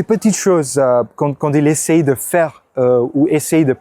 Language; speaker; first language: French; non-native, learner; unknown